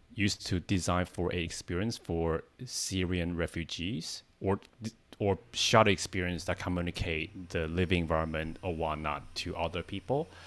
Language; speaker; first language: English; non-native, fluent; Chinese